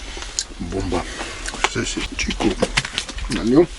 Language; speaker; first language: Russian; native; Russian